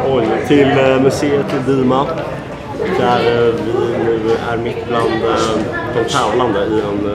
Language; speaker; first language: Swedish; native; Swedish